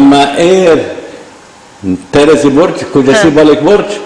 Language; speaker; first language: Turkish; non-native, learner; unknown